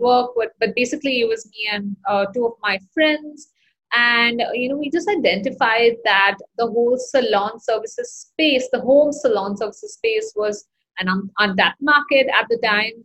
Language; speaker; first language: English; non-native, local second language; Hindi